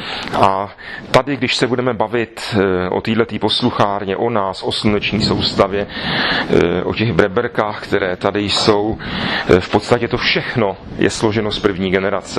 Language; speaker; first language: Czech; native; Czech